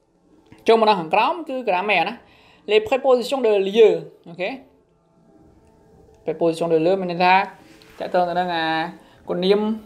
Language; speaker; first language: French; non-native, learner; Khmer